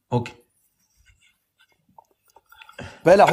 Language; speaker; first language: Hindi; non-native, local second language; Pashto